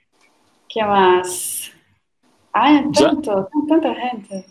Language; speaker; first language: Spanish; non-native, fluent; Portuguese